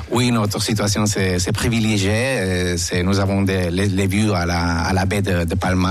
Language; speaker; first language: French; non-native, learner; Spanish